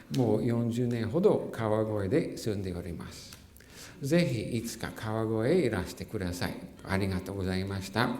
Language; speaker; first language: Japanese; non-native, fluent; English